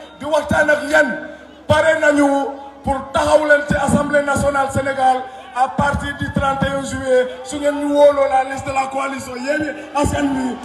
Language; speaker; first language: Wolof; non-native, local second language; Jola-Fonyi